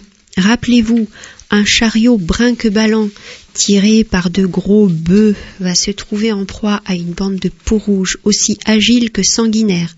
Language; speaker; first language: French; native; French